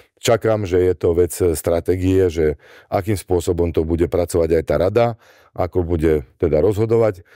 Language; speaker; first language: Slovak; native; Slovak